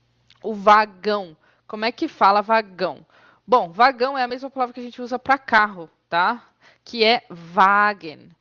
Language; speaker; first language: Portuguese; native; Portuguese